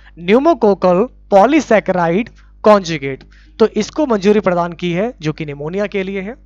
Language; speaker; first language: Hindi; native; Hindi